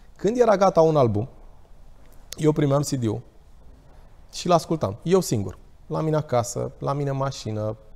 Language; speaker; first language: Romanian; native; Romanian